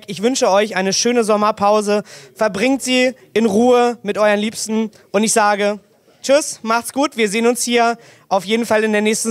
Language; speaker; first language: German; native; German